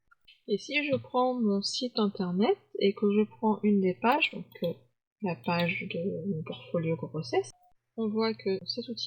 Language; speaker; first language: French; native; French